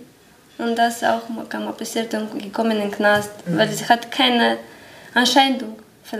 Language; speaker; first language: German; non-native, learner; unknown